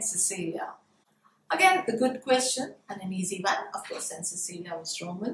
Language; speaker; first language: English; non-native, local second language; Hindi